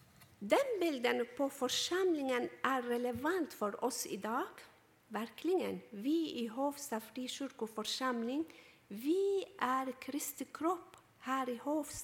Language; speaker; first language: Swedish; non-native, fluent; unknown